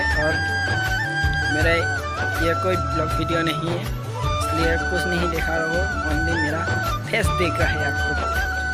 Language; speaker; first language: Hindi; non-native, local second language; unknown